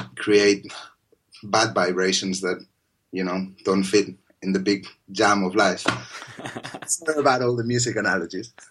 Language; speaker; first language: English; non-native, fluent; Spanish